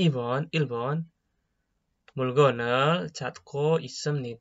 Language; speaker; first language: Korean; non-native, fluent; Indonesian